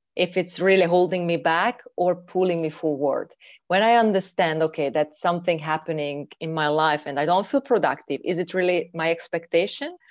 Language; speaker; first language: English; non-native, fluent; Hungarian